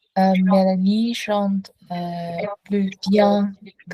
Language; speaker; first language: French; non-native, learner; Vietnamese